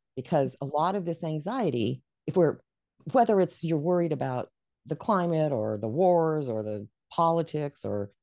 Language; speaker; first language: English; native; English